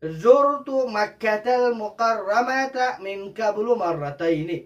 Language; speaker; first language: Arabic; non-native, fluent; Urdu